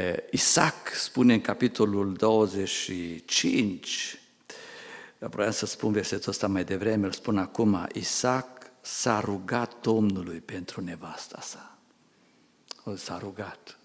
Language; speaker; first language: Romanian; native; Romanian